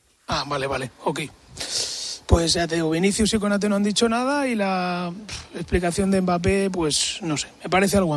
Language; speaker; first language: Spanish; native; Spanish